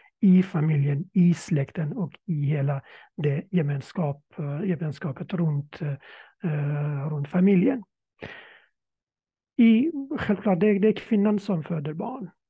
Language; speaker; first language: Swedish; non-native, fluent; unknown